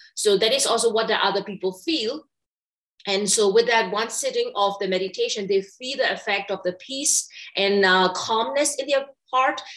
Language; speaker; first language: English; non-native, fluent; Burmese